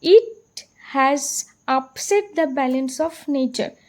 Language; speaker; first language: English; non-native, local second language; Bangla